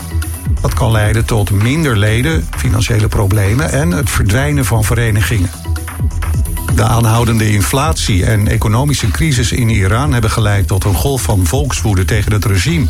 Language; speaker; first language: Dutch; native; Dutch